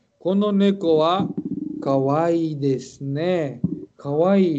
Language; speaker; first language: Japanese; non-native, fluent; Spanish